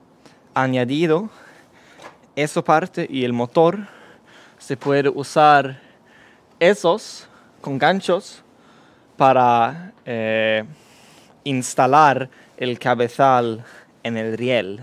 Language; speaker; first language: Spanish; non-native, learner; Swedish